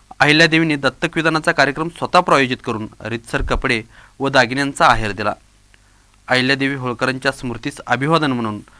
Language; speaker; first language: Marathi; native; Marathi